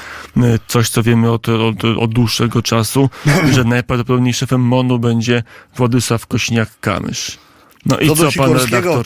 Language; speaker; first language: Polish; native; Polish